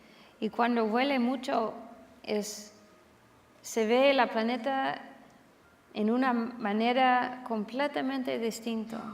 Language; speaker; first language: Spanish; non-native, fluent; English